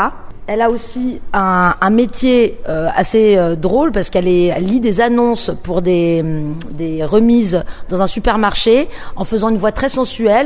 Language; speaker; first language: French; native; French